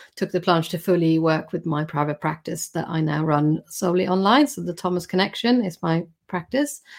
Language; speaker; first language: English; non-native, fluent; Swedish